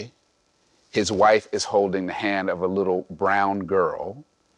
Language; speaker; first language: English; native; English